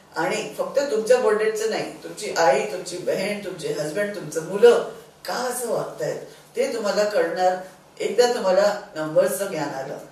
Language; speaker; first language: Marathi; non-native, local second language; Sindhi